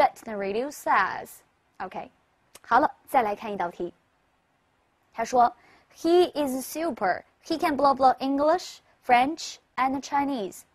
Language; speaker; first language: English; non-native, learner; Chinese